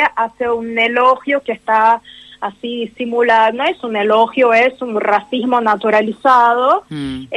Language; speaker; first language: Spanish; non-native, fluent; Portuguese